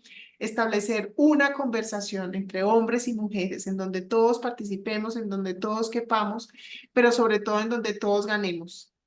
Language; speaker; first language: Spanish; native; Spanish